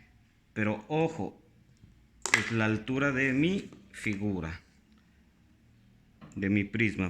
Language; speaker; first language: Spanish; native; Spanish